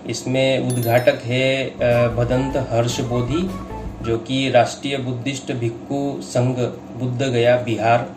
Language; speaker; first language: Hindi; non-native, local second language; Marathi